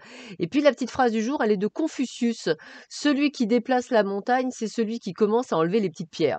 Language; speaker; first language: French; native; French